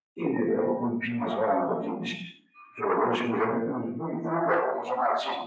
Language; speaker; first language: Greek; native; Greek